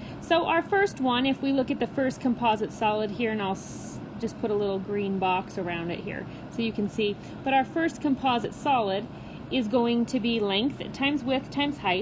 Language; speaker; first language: English; native; English